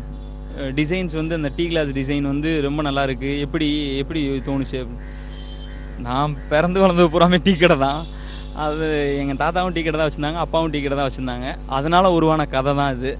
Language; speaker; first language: Tamil; native; Tamil